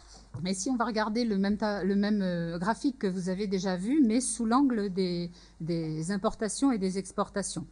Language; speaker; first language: French; native; French